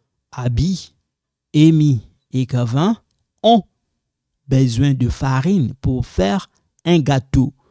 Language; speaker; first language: French; non-native, local second language; Lingala